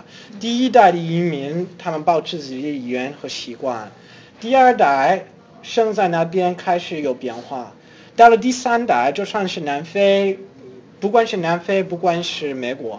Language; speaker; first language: Chinese; non-native, fluent; English